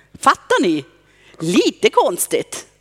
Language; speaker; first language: Swedish; non-native, fluent; German